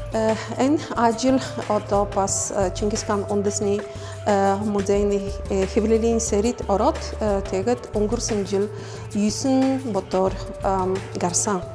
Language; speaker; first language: Mongolian; non-native, fluent; Polish